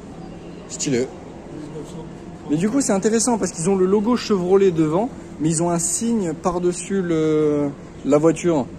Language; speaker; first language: French; native; French